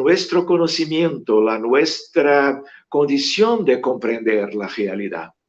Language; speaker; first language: Spanish; non-native, fluent; Portuguese